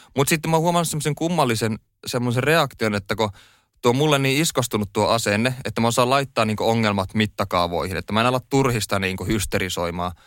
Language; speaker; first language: Finnish; native; Finnish